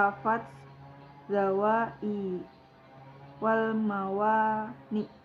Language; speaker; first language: Arabic; non-native, learner; Indonesian